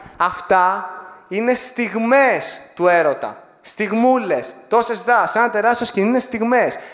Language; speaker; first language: Greek; native; Greek